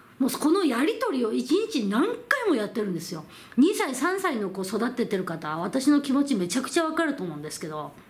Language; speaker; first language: Japanese; non-native, fluent; Korean